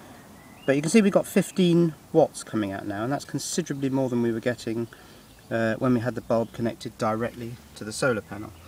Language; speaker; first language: English; native; English